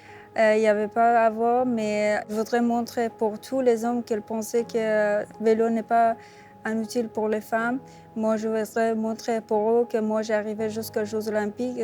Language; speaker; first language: French; non-native, learner; Persian